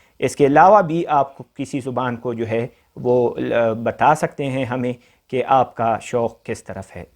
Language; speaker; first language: Urdu; non-native, local second language; Pashto